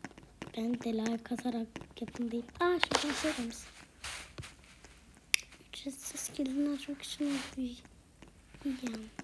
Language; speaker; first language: Turkish; native; Turkish